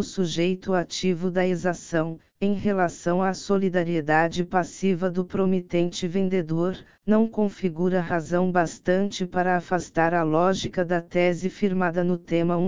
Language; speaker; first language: Portuguese; native; Portuguese